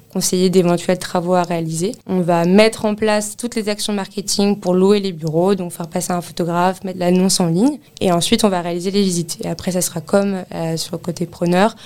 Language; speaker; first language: French; native; French